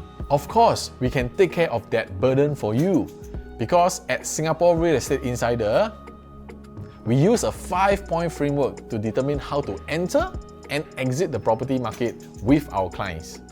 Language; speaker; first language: English; native; English